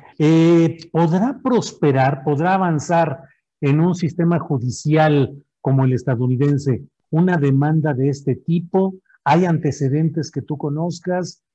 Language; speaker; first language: Spanish; native; Spanish